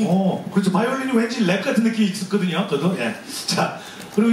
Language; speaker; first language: Korean; native; Korean